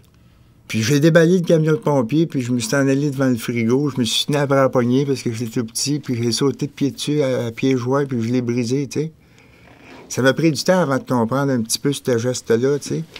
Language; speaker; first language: French; native; French